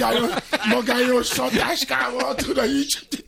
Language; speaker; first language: Hungarian; non-native, fluent; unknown